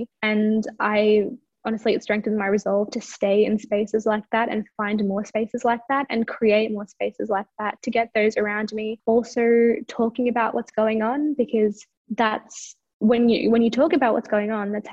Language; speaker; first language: English; early bilingual, other home language; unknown